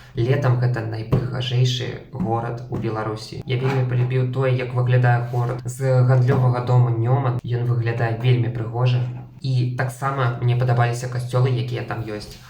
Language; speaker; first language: Belarusian; non-native, local second language; Russian